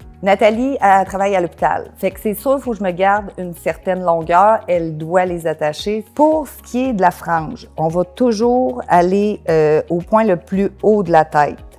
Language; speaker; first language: French; native; French